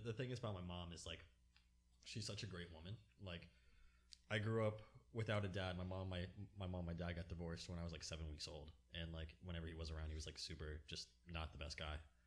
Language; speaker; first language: English; native; English